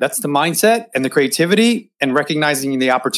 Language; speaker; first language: English; native; English